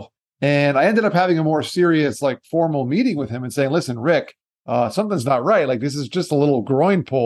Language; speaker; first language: English; native; English